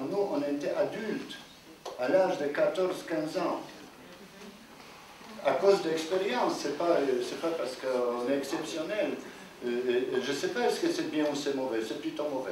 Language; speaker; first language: French; non-native, fluent; Polish